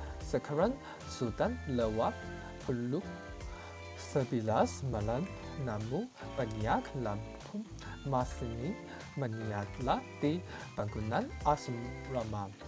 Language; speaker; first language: Malay; non-native, learner; Chinese